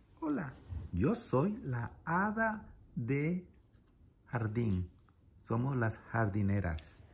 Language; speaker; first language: Spanish; early bilingual, heritage; Spanish